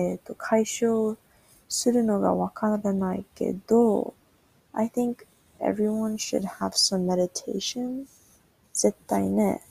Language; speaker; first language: Japanese; non-native, learner; English